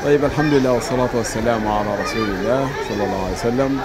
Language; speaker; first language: Arabic; native; Arabic